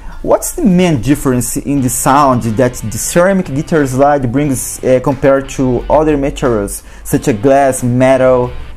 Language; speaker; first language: English; non-native, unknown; Portuguese